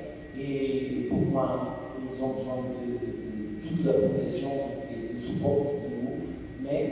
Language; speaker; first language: French; non-native, fluent; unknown